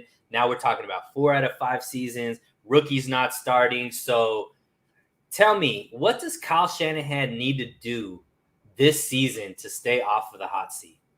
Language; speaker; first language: English; native; English